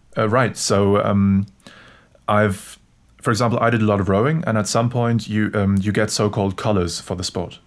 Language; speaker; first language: English; non-native, fluent; German